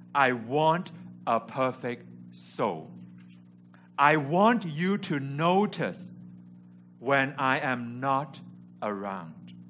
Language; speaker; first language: English; non-native, local second language; Cantonese